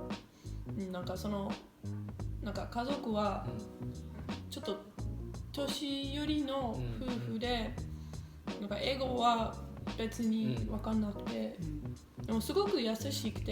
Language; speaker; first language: Japanese; non-native, fluent; English